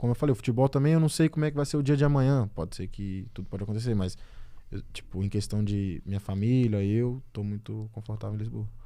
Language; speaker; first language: Portuguese; native; Portuguese